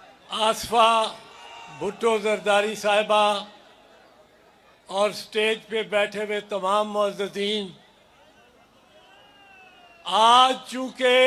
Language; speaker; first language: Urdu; non-native, local second language; Punjabi